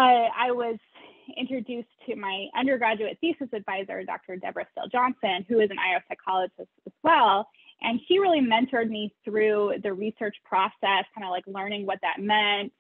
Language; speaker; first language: English; native; English